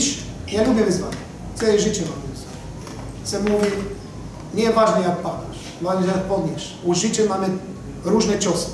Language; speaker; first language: Polish; non-native, learner; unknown